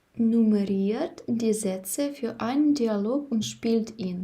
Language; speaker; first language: German; non-native, fluent; Ukrainian